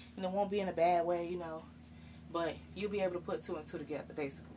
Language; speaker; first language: English; native; English